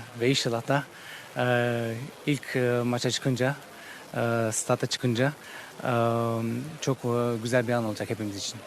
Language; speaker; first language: Turkish; early bilingual, heritage; Turkish